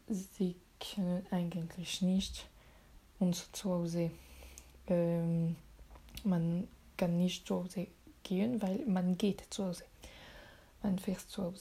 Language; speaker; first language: German; non-native, learner; French